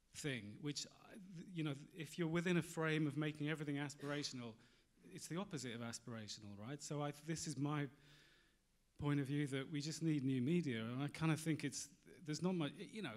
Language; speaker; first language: English; native; English